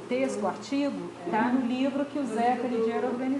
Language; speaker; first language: Portuguese; native; Portuguese